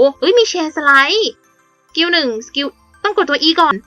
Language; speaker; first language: Thai; native; Thai